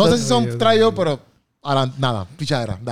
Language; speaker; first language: Spanish; native; Spanish